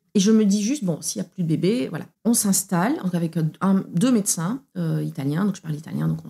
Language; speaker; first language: French; native; French